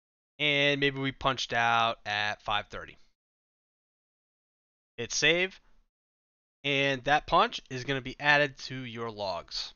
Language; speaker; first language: English; native; English